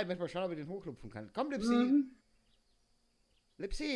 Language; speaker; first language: German; native; German